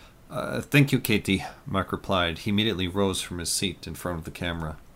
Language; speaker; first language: English; native; English